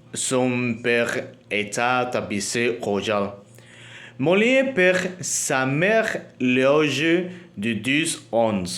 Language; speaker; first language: French; non-native, learner; Spanish